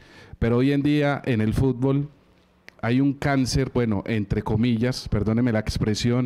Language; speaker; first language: Spanish; native; Spanish